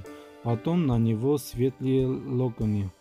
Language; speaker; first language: Russian; non-native, fluent; Armenian